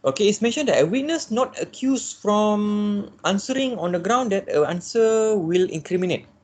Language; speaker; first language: English; non-native, local second language; Malay